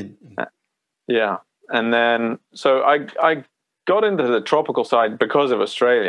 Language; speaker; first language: English; native; English